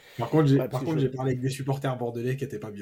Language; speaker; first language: French; native; French